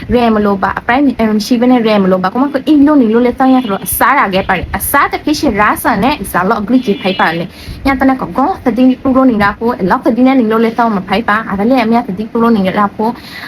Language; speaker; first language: Burmese; native; Burmese